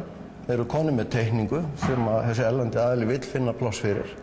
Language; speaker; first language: Icelandic; native; Icelandic